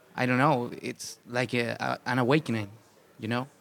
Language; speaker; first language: English; non-native, fluent; Spanish